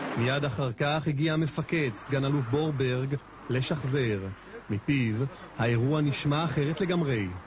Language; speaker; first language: Hebrew; native; Hebrew